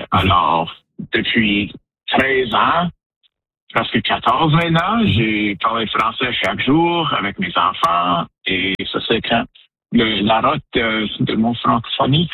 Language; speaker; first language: French; non-native, local second language; English